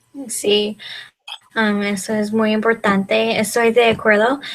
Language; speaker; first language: Spanish; non-native, learner; English